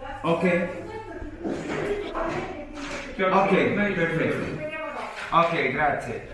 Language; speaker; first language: Italian; non-native, learner; Portuguese